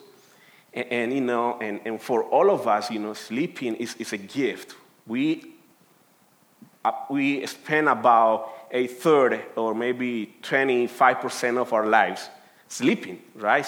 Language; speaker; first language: English; non-native, fluent; Spanish